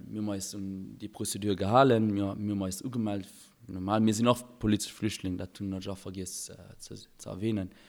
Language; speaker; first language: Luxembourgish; early bilingual, other home language; Albanian